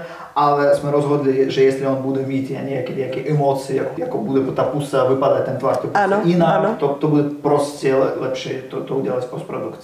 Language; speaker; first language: Czech; non-native, learner; Russian